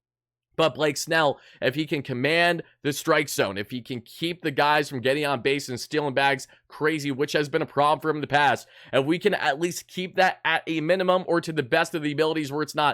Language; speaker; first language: English; native; English